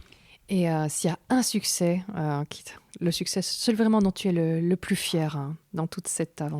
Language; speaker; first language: French; native; French